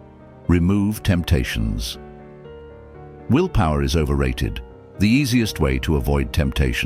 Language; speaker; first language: English; native; English